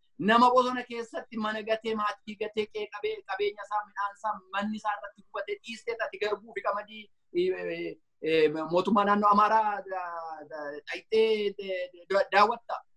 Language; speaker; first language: Oromo; native; Oromo